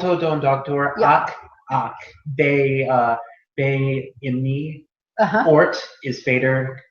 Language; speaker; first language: Irish; non-native, learner; English